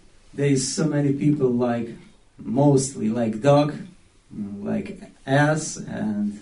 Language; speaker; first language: English; non-native, fluent; Russian